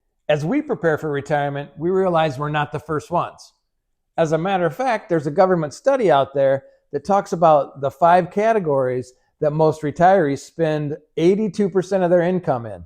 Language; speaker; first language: English; native; English